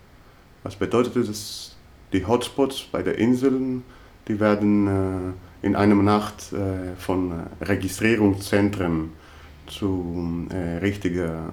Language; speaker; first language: German; non-native, fluent; Greek